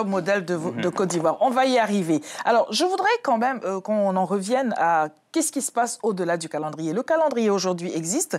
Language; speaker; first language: French; native; French